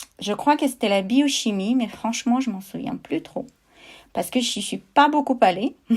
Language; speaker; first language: French; non-native, fluent; Russian